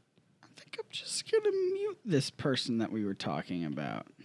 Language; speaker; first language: English; native; English